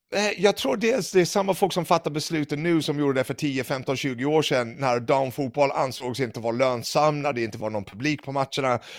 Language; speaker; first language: Swedish; non-native, fluent; English